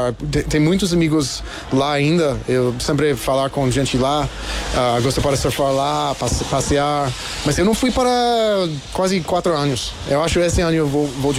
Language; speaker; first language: Portuguese; non-native, learner; English